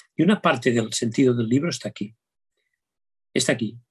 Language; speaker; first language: Spanish; native; Spanish